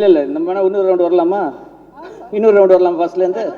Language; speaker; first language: Tamil; native; Tamil